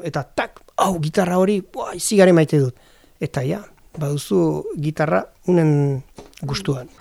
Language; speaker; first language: Basque; non-native, learner; French